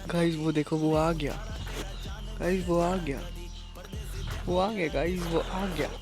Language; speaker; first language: Hindi; native; Hindi